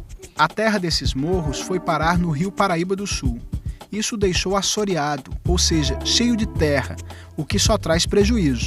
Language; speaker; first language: Portuguese; native; Portuguese